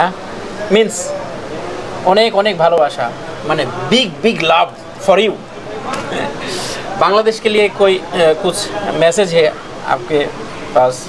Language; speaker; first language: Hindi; non-native, learner; Bangla